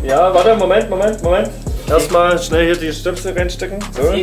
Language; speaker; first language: German; native; German